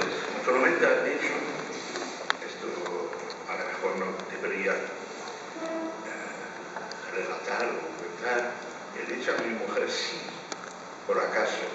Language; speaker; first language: Spanish; non-native, fluent; Dutch